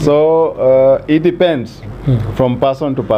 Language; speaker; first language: Hindi; non-native, learner; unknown